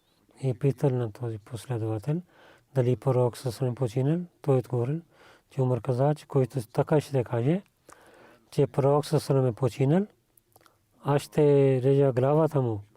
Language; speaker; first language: Bulgarian; non-native, learner; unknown